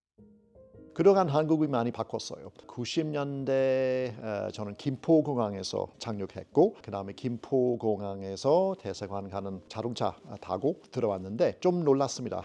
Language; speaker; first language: Korean; non-native, fluent; English